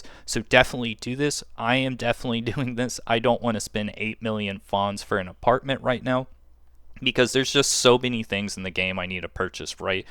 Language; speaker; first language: English; native; English